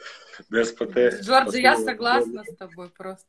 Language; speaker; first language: Russian; native; Russian